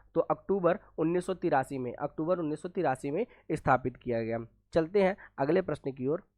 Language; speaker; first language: Hindi; native; Hindi